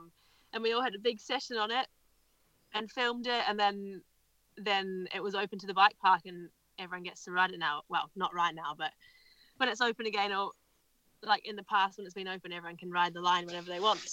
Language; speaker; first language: English; native; English